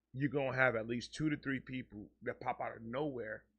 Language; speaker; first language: English; early bilingual, other home language; Spanish